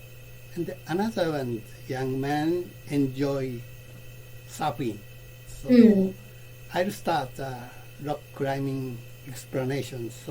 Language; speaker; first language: English; non-native, learner; Japanese